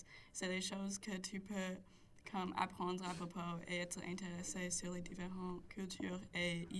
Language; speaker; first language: French; non-native, local second language; English